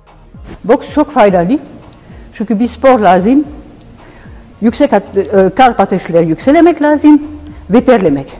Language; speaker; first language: Turkish; non-native, learner; Dutch